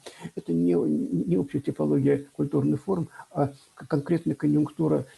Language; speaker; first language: Russian; native; Russian